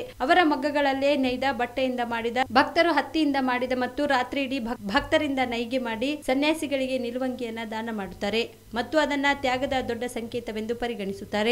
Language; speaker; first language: Kannada; native; Kannada